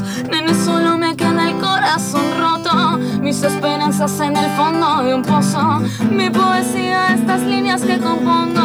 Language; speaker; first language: Spanish; native; Spanish